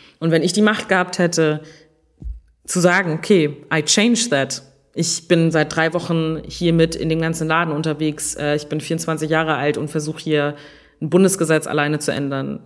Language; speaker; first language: German; early bilingual, other home language; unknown